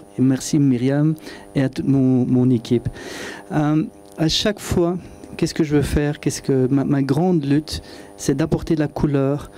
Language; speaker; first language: French; non-native, local second language; Dutch